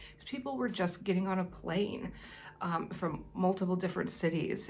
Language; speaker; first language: English; native; English